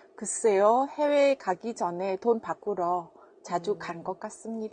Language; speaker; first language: Korean; non-native, fluent; Vietnamese